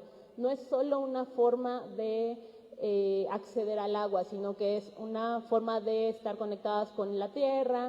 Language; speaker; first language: Spanish; native; Spanish